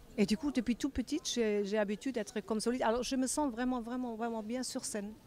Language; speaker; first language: French; non-native, fluent; German